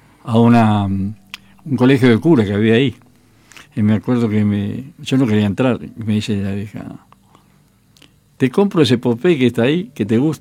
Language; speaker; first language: Spanish; native; Spanish